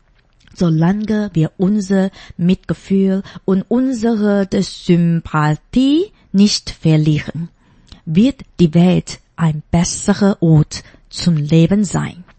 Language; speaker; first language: German; non-native, fluent; Chinese